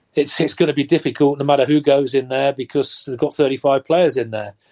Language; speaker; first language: English; native; English